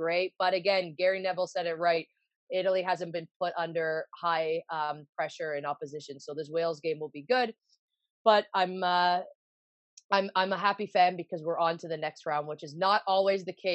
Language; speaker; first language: English; native; English